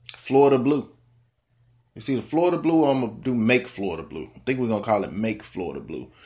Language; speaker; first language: English; native; English